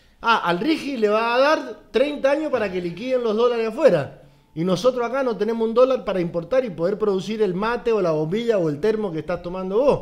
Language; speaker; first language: Spanish; native; Spanish